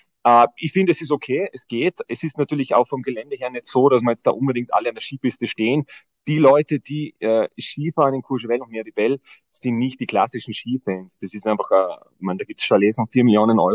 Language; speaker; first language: German; native; German